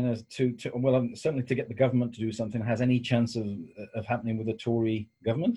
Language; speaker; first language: English; native; English